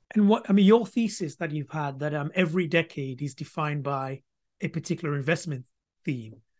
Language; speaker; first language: English; non-native, local second language; Akan